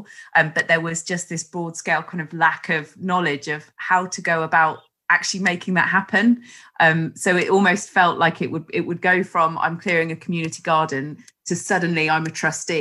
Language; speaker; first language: English; native; English